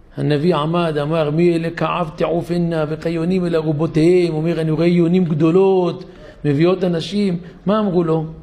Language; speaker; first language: Hebrew; native; Hebrew